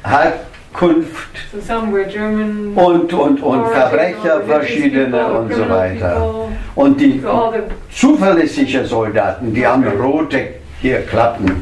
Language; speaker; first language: German; non-native, fluent; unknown